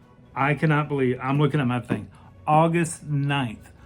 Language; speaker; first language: English; native; English